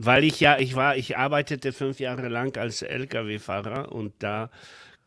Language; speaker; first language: German; non-native, fluent; Polish